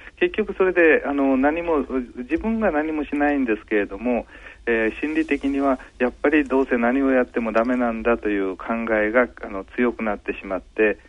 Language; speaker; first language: Japanese; native; Japanese